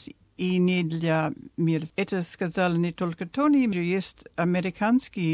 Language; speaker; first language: Russian; non-native, fluent; English